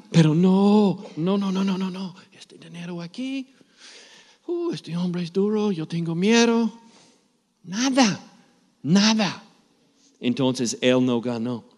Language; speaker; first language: Spanish; non-native, learner; English